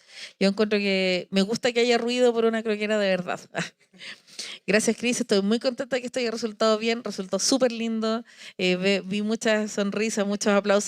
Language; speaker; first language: Spanish; native; Spanish